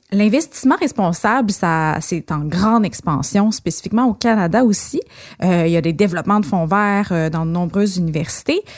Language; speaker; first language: French; native; French